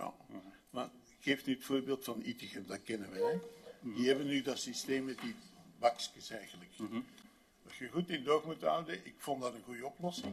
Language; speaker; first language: Dutch; native; Dutch